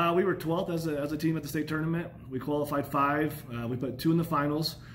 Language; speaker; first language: English; native; English